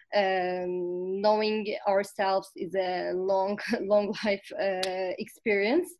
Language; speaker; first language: English; non-native, fluent; Turkish